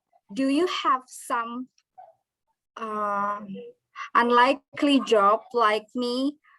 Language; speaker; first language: English; non-native, learner; Indonesian